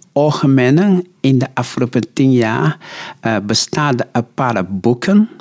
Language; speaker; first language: Dutch; non-native, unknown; Chinese